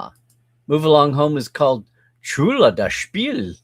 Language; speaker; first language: English; native; English